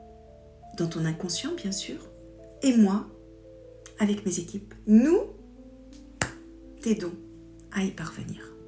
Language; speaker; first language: French; native; French